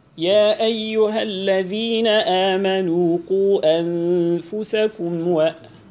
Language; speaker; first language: Arabic; non-native, fluent; Hausa